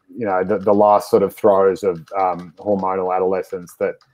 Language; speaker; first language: English; native; English